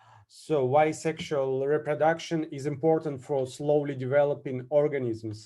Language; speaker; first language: English; non-native, fluent; Russian